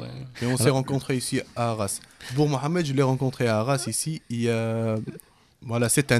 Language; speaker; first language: French; non-native, fluent; Arabic